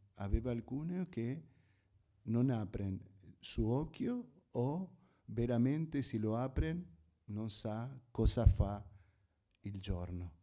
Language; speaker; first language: Italian; non-native, fluent; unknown